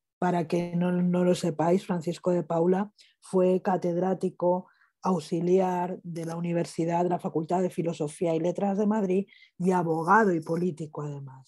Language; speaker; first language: Spanish; native; Spanish